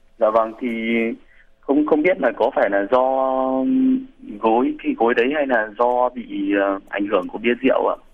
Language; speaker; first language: Vietnamese; native; Vietnamese